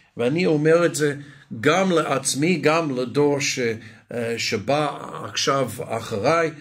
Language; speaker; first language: Hebrew; non-native, fluent; Russian